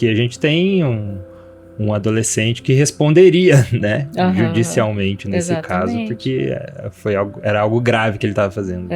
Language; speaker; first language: Portuguese; native; Portuguese